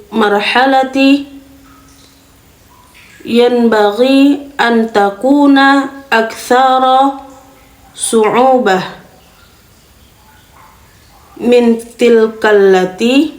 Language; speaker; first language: Arabic; non-native, fluent; Indonesian